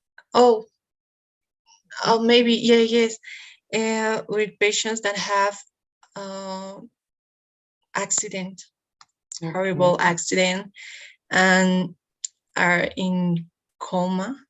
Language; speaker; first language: English; non-native, learner; Spanish